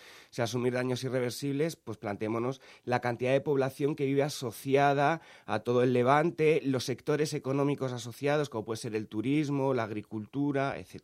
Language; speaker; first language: Spanish; native; Spanish